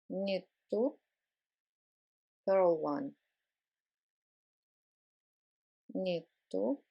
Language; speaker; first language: English; non-native, fluent; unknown